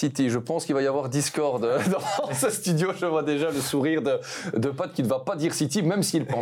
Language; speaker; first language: French; native; French